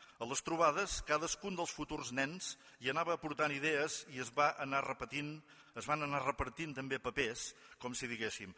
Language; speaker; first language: Catalan; native; Catalan